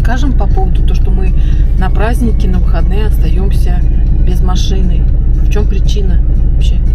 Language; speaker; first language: Russian; native; Russian